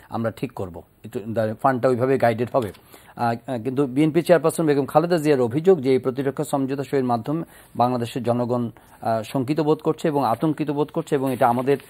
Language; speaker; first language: Bangla; native; Bangla